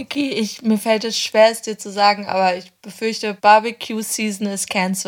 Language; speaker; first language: German; native; German